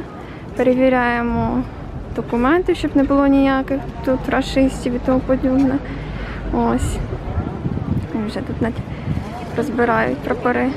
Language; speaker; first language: Ukrainian; native; Ukrainian